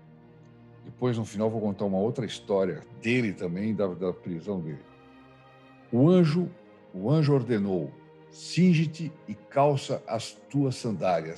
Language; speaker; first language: Portuguese; native; Portuguese